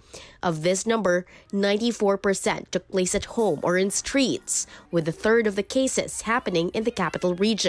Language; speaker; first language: English; non-native, local second language; Filipino